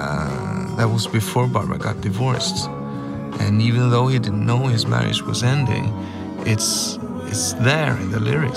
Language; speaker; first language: English; non-native, fluent; Swedish